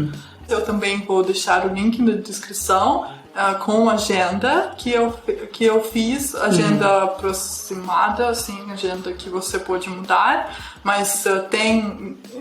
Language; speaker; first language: Portuguese; non-native, fluent; Russian